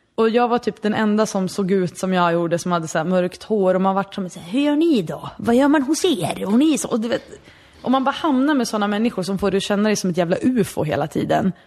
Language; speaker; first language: Swedish; early bilingual, other home language; Arabic